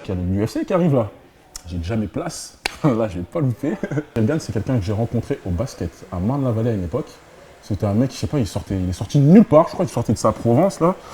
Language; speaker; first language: French; native; French